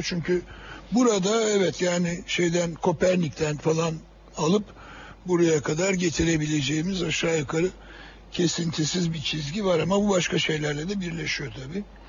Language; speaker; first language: Turkish; native; Turkish